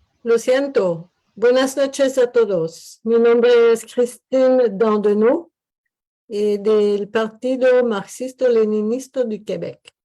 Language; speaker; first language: Spanish; non-native, learner; French